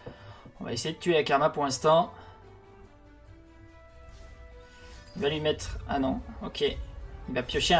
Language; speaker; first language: French; native; French